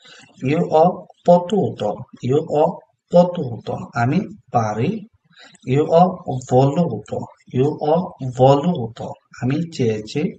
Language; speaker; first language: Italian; non-native, fluent; Bangla